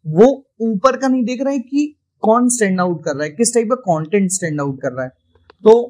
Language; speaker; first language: Hindi; native; Hindi